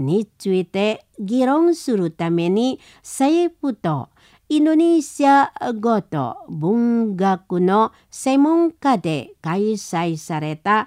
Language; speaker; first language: Japanese; non-native, learner; Indonesian